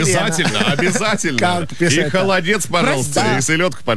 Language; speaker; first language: Russian; native; Russian